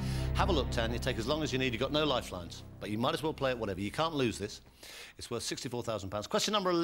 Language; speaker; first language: English; native; English